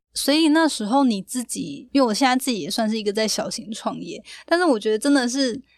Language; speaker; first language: Chinese; native; Chinese